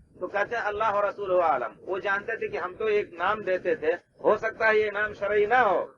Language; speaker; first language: Urdu; native; Urdu